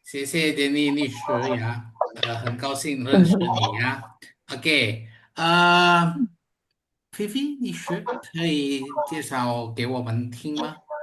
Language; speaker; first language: Chinese; non-native, fluent; Indonesian